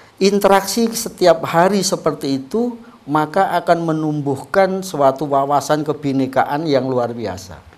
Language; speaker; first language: Indonesian; non-native, local second language; Javanese